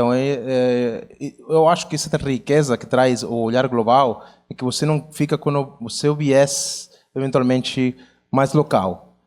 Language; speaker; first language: Portuguese; non-native, fluent; Catalan